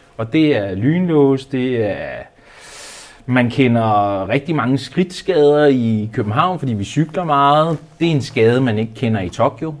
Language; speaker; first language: Danish; native; Danish